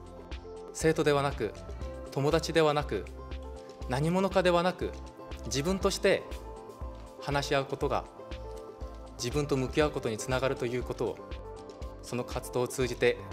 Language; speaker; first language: Japanese; non-native, fluent; Korean